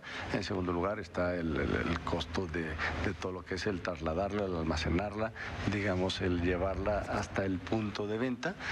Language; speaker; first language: Spanish; native; Spanish